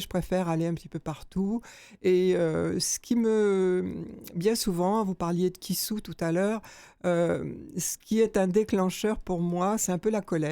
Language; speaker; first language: French; native; French